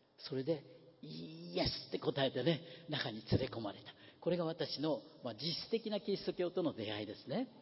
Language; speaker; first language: Japanese; native; Japanese